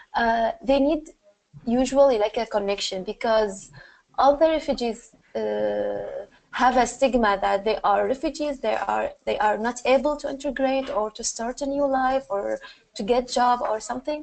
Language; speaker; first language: English; non-native, learner; Arabic